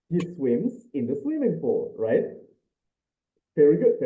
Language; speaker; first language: English; non-native, fluent; Indonesian